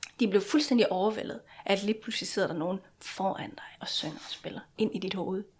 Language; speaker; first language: Danish; non-native, local second language; Faroese